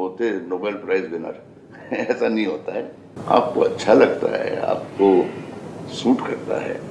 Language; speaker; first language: Hindi; native; Hindi